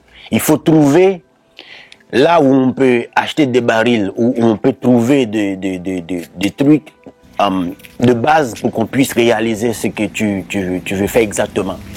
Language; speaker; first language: French; non-native, local second language; Haitian Creole